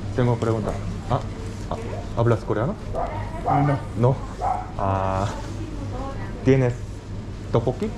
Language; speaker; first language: Spanish; non-native, learner; Korean